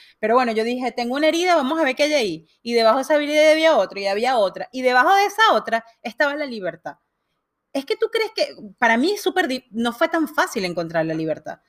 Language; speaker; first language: Spanish; native; Spanish